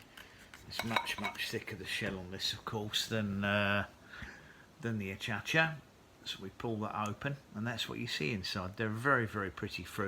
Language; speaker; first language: English; native; English